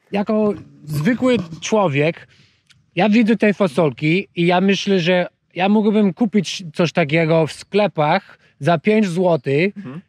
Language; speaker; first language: Polish; non-native, learner; English